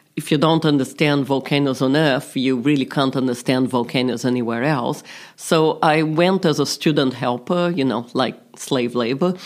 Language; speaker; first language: English; non-native, fluent; Portuguese